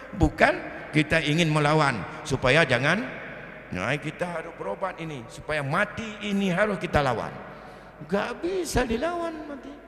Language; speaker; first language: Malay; non-native, local second language; Achinese